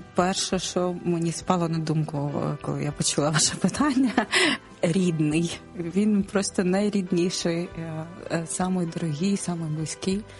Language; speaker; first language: Ukrainian; non-native, local second language; Russian